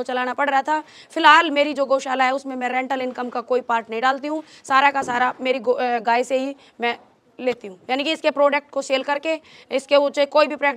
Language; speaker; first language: Hindi; native; Hindi